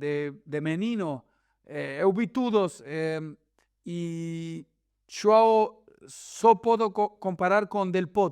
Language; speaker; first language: Portuguese; non-native, learner; Spanish